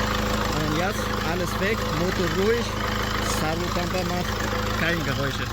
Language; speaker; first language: German; non-native, learner; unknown